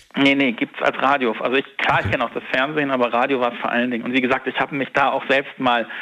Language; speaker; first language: German; native; German